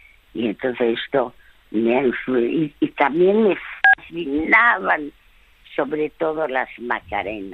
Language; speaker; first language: Spanish; early bilingual, other home language; French